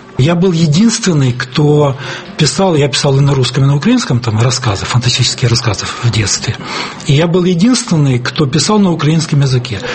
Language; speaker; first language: Russian; non-native, local second language; Ukrainian